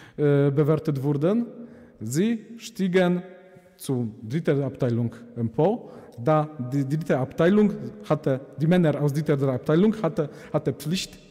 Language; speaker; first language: German; non-native, fluent; Polish